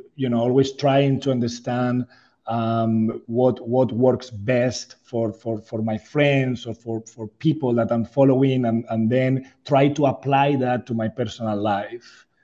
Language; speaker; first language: English; non-native, fluent; Spanish